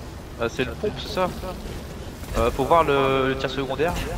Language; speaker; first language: French; native; French